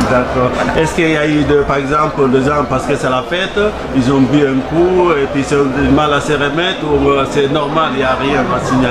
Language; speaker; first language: French; native; French